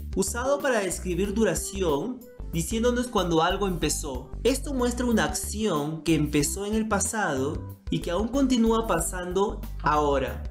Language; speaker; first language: Spanish; native; Spanish